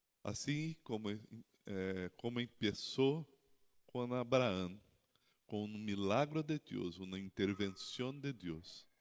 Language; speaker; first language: Spanish; non-native, learner; Portuguese